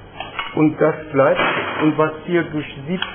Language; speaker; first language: German; non-native, fluent; Persian